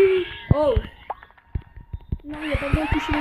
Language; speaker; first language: French; native; French